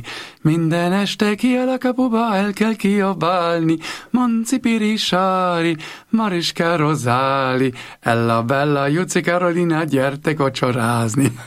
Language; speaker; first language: Hungarian; non-native, learner; German